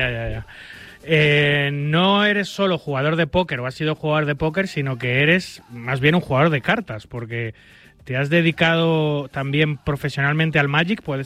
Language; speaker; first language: Spanish; native; Spanish